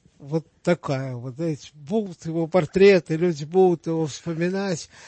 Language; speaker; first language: Russian; native; Russian